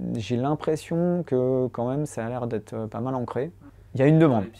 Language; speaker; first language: French; native; French